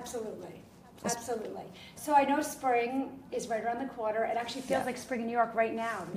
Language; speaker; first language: English; native; English